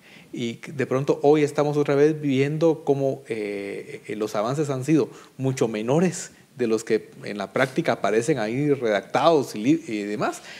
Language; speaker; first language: Spanish; native; Spanish